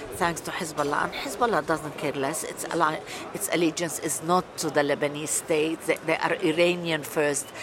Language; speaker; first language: English; non-native, fluent; Arabic